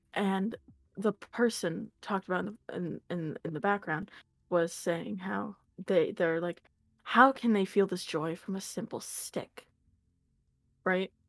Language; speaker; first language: English; native; English